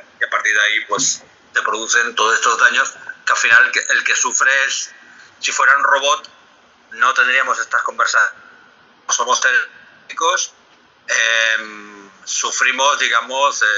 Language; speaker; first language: Spanish; native; Spanish